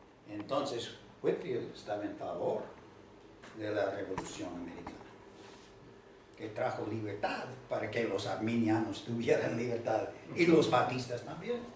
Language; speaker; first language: Spanish; non-native, fluent; English